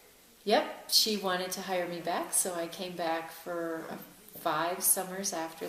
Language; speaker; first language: English; native; English